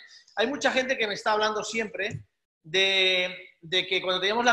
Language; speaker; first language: Spanish; native; Spanish